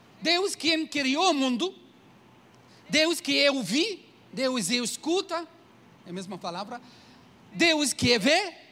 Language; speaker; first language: Portuguese; non-native, learner; Arabic